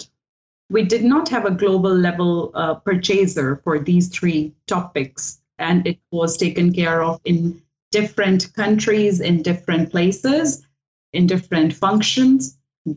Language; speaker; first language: English; non-native, local second language; Hindi